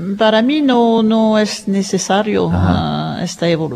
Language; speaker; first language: Spanish; non-native, fluent; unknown